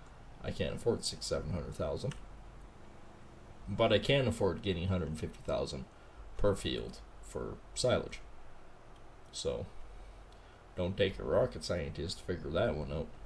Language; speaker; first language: English; native; English